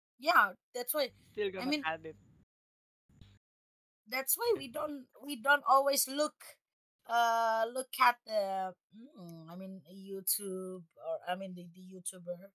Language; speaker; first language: English; non-native, fluent; Indonesian